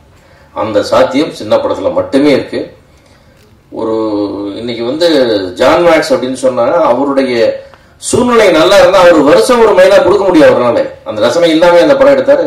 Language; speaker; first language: Tamil; native; Tamil